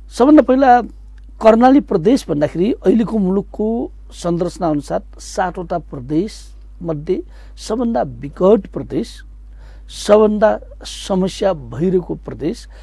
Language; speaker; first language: Nepali; non-native, local second language; Newari